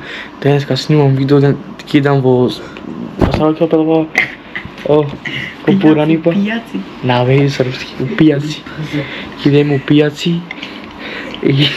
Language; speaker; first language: Macedonian; non-native, local second language; Romany